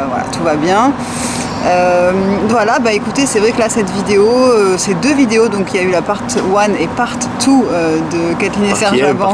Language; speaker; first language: French; native; French